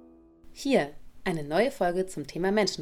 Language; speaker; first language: German; native; German